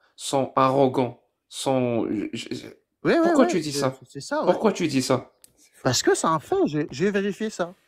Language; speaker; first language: French; non-native, fluent; Turkish